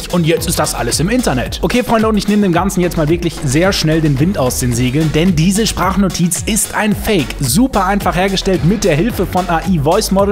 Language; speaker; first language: German; native; German